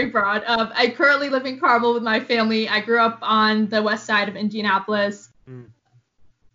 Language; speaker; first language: English; early bilingual, other home language; Arabic